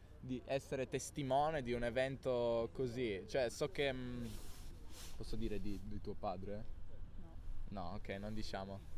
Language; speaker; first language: Italian; native; Italian